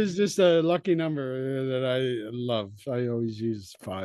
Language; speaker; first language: English; native; English